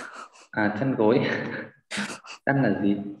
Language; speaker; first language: Vietnamese; native; Vietnamese